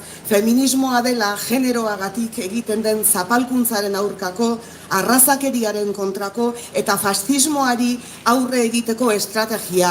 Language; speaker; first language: Basque; native; Basque